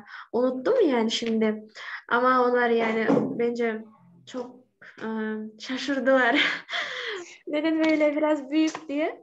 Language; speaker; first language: Turkish; non-native, learner; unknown